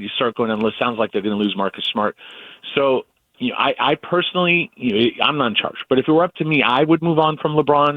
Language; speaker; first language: English; native; English